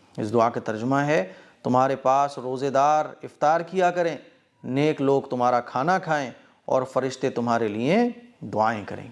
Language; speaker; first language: Urdu; native; Urdu